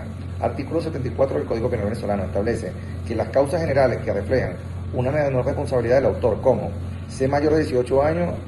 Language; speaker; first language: Spanish; native; Spanish